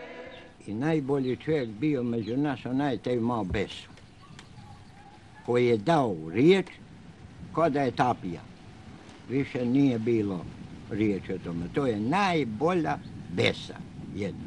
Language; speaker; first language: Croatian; non-native, local second language; Albanian